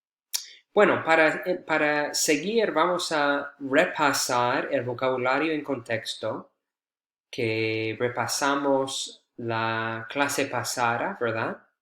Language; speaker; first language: Spanish; non-native, fluent; English